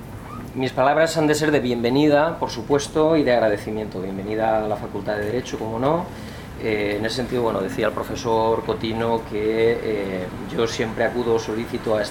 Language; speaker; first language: Spanish; native; Spanish